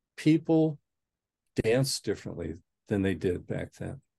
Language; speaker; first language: English; native; English